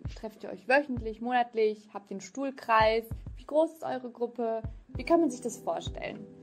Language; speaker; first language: German; native; German